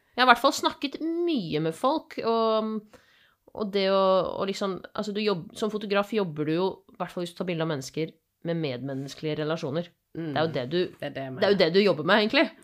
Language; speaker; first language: Norwegian; native; Norwegian